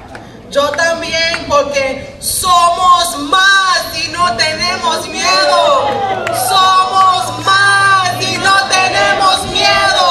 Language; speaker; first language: Spanish; early bilingual, heritage; Spanish